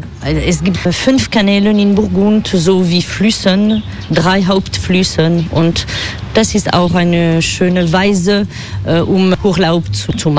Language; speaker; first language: German; non-native, fluent; French